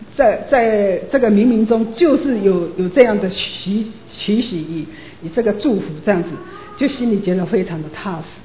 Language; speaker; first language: Chinese; native; Chinese